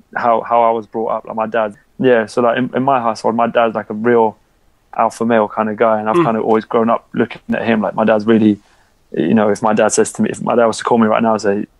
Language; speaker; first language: English; early bilingual, other home language; Albanian